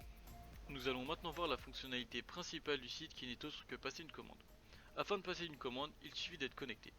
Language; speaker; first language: French; native; French